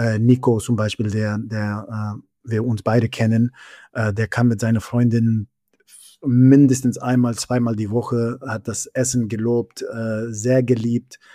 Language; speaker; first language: German; non-native, fluent; English